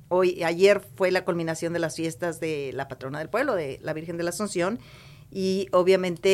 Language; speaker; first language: Spanish; native; Spanish